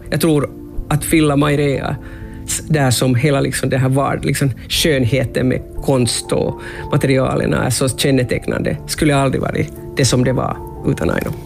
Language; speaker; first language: Swedish; non-native, local second language; Finnish